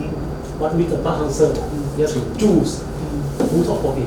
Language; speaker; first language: English; non-native, learner; Vietnamese